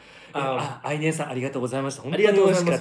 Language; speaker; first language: Japanese; non-native, fluent; English